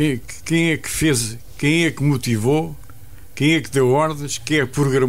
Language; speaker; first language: Portuguese; native; Portuguese